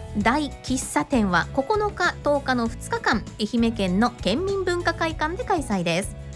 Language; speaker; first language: Japanese; native; Japanese